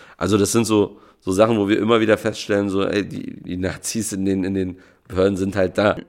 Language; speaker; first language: German; native; German